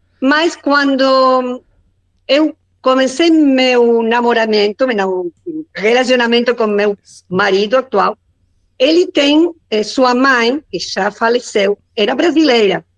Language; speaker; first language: Portuguese; non-native, learner; Spanish